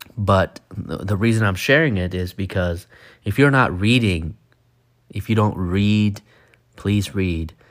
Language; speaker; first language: English; non-native, fluent; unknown